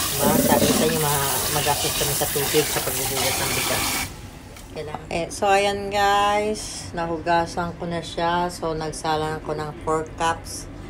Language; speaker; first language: Filipino; native; Filipino